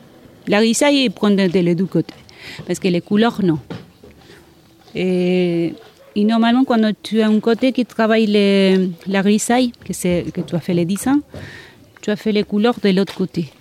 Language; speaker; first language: French; non-native, learner; Spanish